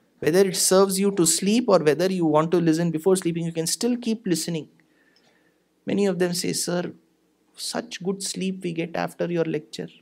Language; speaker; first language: English; non-native, local second language; Tamil